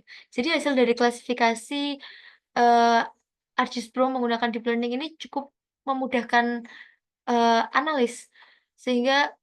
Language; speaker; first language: Indonesian; native; Indonesian